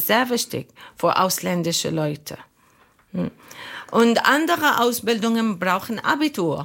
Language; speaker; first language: German; non-native, learner; Arabic